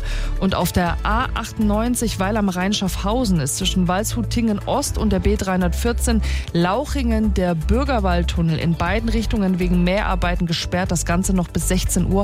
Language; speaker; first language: German; native; German